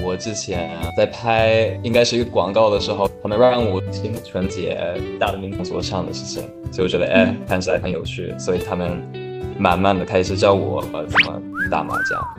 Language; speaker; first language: Chinese; non-native, fluent; English